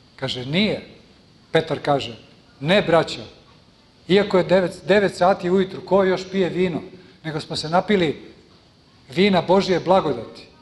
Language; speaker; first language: Serbian; early bilingual, heritage; Serbian